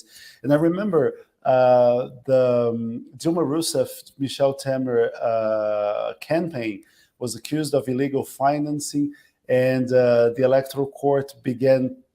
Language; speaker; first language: English; non-native, fluent; Portuguese